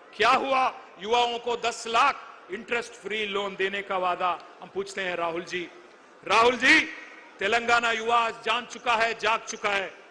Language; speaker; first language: Hindi; non-native, local second language; Telugu